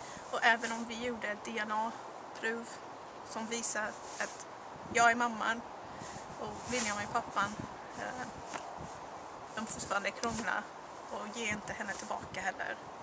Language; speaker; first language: Swedish; non-native, learner; Arabic